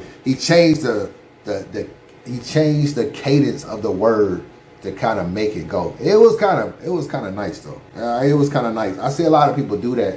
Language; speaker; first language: English; native; English